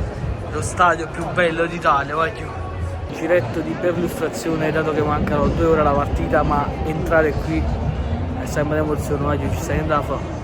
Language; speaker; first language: Italian; native; Italian